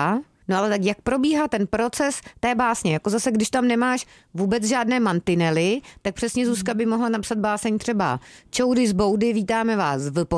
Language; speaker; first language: Czech; native; Czech